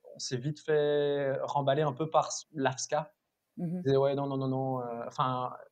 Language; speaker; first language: French; native; French